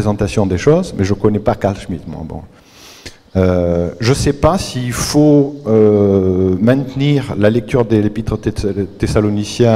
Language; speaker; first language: French; native; French